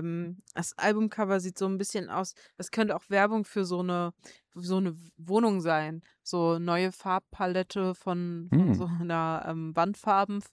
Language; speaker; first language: German; native; German